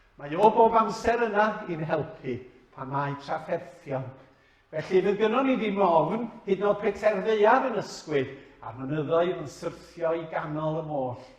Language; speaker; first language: Welsh; native; Welsh